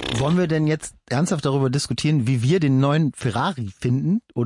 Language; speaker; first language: German; native; German